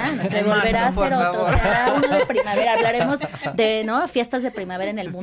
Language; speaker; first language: Spanish; native; Spanish